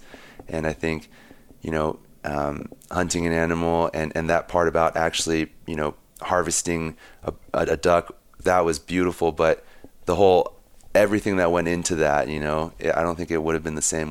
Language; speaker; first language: English; native; English